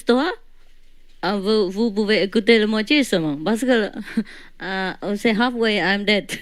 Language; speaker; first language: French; non-native, learner; Vietnamese